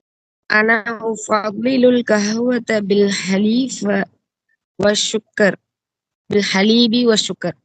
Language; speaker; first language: Arabic; non-native, learner; Tamil